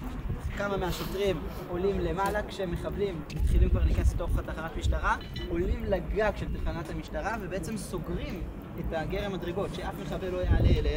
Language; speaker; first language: Hebrew; native; Hebrew